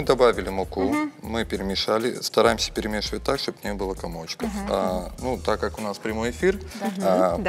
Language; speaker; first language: Russian; native; Russian